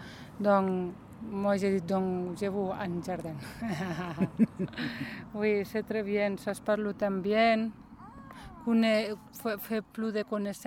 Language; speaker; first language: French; non-native, learner; Spanish